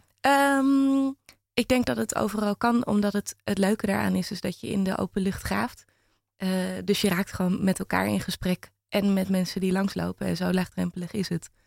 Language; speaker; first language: Dutch; native; Dutch